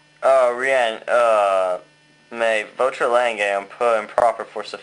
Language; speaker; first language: French; non-native, learner; English